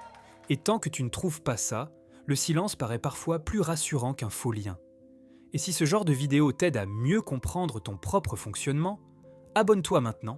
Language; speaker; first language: French; native; French